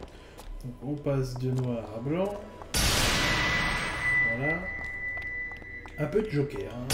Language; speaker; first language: French; native; French